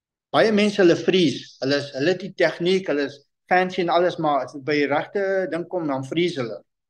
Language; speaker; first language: Afrikaans; non-native, local second language; English